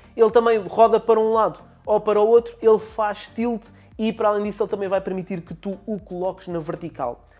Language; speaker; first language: Portuguese; native; Portuguese